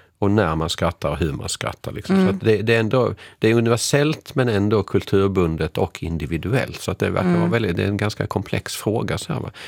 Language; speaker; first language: Swedish; native; Swedish